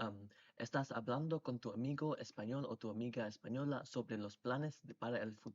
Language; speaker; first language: Spanish; non-native, fluent; English